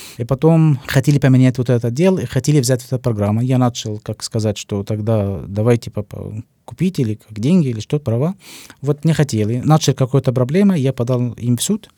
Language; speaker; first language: Russian; non-native, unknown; Arabic